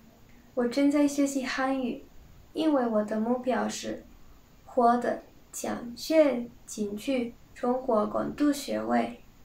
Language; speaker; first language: Chinese; non-native, learner; Spanish